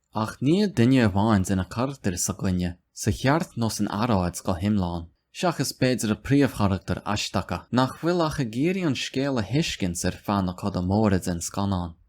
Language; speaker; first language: Irish; non-native, local second language; English